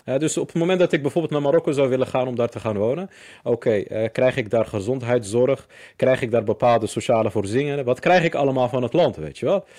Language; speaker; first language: Dutch; early bilingual, other home language; Arabic